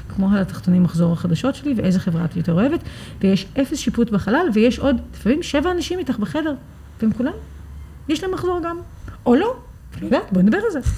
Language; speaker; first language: Hebrew; early bilingual, other home language; English